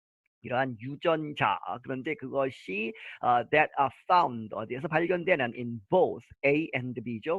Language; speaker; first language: Korean; native; Korean